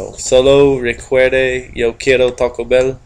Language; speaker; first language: Spanish; non-native, learner; English